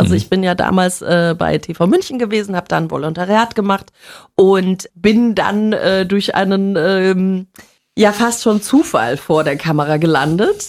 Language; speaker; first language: German; native; German